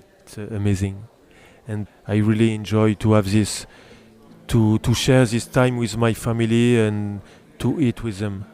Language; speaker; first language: English; non-native, learner; French